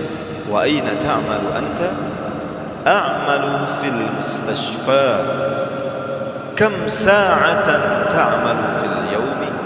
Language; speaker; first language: Arabic; non-native, fluent; Indonesian